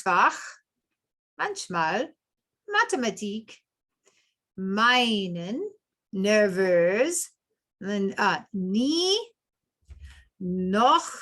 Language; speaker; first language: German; non-native, fluent; English